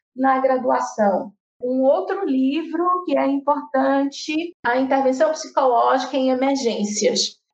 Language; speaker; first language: Portuguese; native; Portuguese